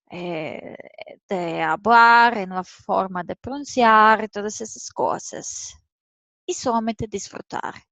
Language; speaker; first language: Spanish; non-native, fluent; Serbian